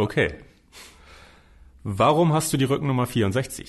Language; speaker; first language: German; native; German